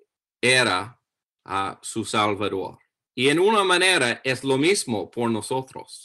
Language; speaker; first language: Spanish; non-native, learner; English